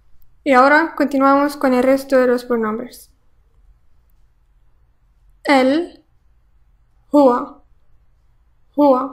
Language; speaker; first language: Spanish; non-native, fluent; Arabic